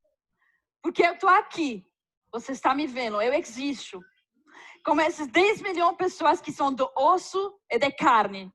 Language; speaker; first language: Portuguese; non-native, fluent; Arabic